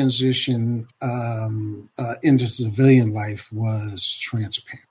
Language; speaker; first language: English; native; English